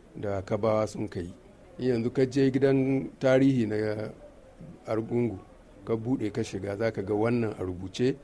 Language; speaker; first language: Hausa; non-native, local second language; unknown